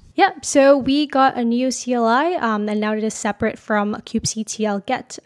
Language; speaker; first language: English; native; English